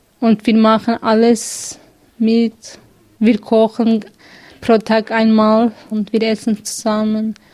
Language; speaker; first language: German; non-native, learner; Kurdish